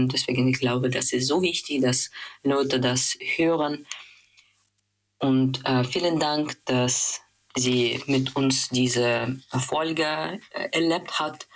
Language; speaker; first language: German; non-native, learner; Russian